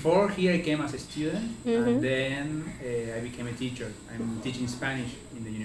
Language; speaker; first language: English; non-native, fluent; Spanish